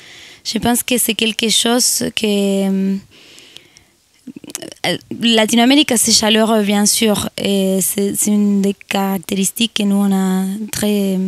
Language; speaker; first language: French; non-native, fluent; Spanish